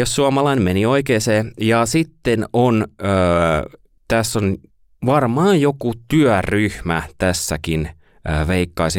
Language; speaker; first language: Finnish; native; Finnish